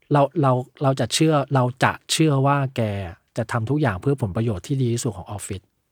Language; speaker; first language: Thai; early bilingual, other home language; Chinese